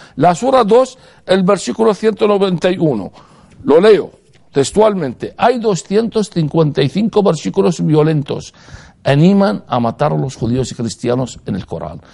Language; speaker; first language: Spanish; non-native, fluent; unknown